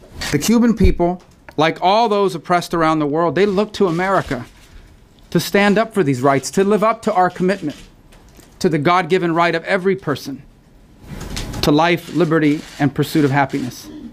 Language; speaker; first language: English; native; English